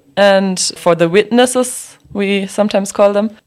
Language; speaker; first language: English; non-native, fluent; German